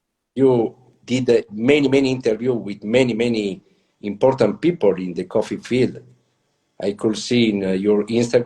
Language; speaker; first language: English; non-native, learner; Italian